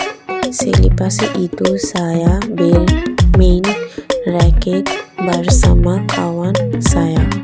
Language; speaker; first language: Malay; non-native, learner; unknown